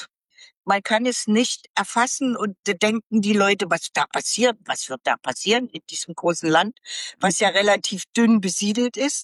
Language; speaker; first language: German; native; German